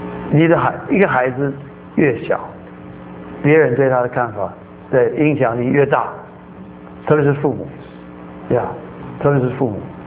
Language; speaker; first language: Chinese; native; Chinese